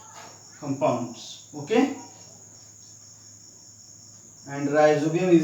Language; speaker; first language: English; non-native, local second language; Hindi